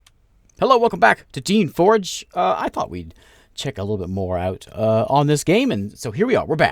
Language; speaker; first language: English; native; English